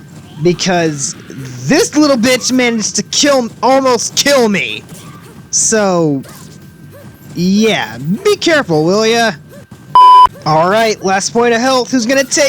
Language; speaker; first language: English; native; English